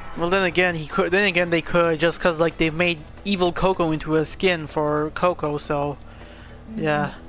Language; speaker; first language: English; native; English